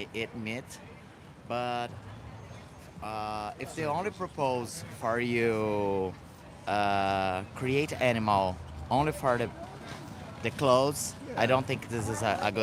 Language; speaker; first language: English; non-native, learner; Portuguese